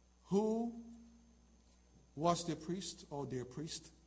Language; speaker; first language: English; non-native, local second language; Chinese